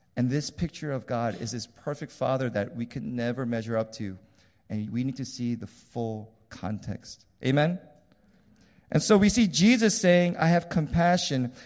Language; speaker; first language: English; early bilingual, other home language; Korean